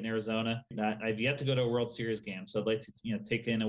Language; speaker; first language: English; native; English